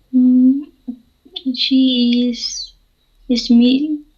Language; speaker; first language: English; non-native, learner; Spanish